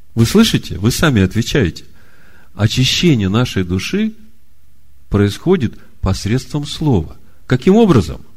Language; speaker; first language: Russian; native; Russian